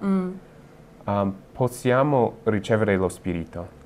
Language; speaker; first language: Italian; non-native, learner; English